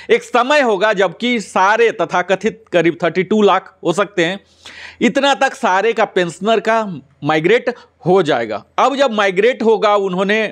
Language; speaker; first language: Hindi; native; Hindi